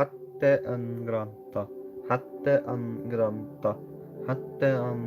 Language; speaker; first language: Icelandic; non-native, learner; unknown